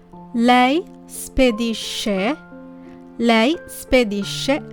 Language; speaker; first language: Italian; non-native, fluent; Sinhala